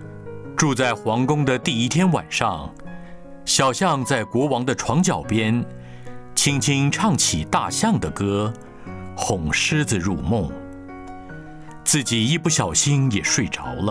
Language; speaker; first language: Chinese; native; Chinese